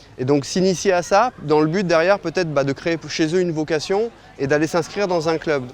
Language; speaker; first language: French; native; French